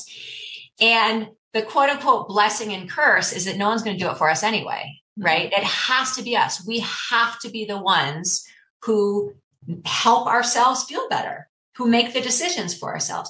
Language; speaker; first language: English; native; English